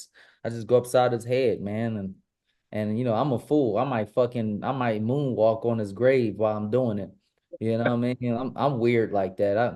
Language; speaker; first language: English; native; English